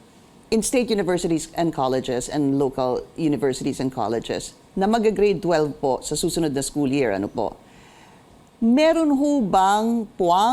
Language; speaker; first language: Filipino; native; Filipino